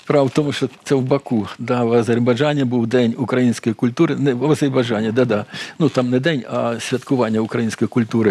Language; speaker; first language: Ukrainian; native; Ukrainian